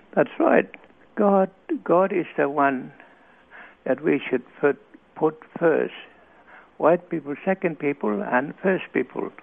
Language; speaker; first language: English; non-native, local second language; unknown